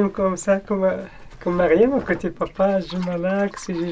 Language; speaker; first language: French; non-native, learner; Arabic